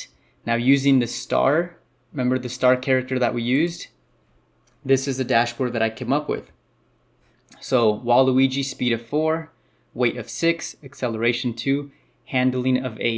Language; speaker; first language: English; native; English